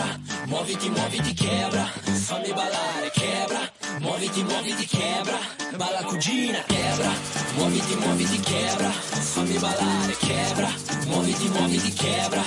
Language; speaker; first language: Italian; native; Italian